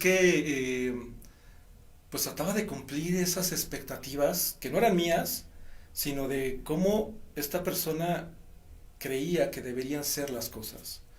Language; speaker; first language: Spanish; native; Spanish